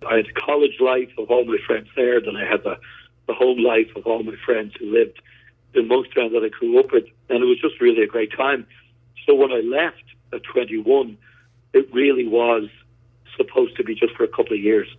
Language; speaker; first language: English; native; English